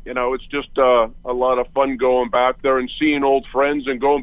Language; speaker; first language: English; native; English